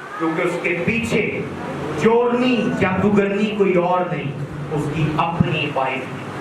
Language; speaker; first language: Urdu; native; Urdu